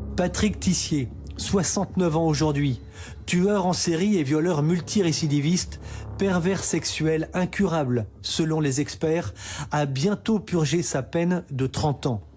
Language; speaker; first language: French; native; French